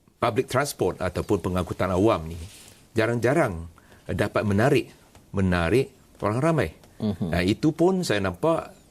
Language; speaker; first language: Malay; non-native, local second language; Chinese